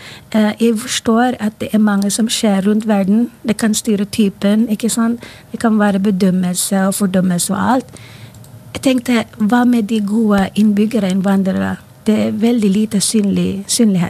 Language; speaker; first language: Norwegian; non-native, fluent; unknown